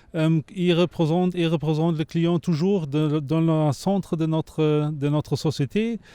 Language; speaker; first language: French; non-native, fluent; German